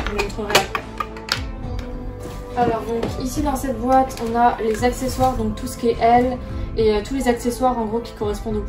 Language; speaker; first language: French; native; French